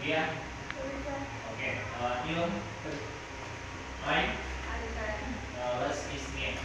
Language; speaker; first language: English; non-native, learner; Indonesian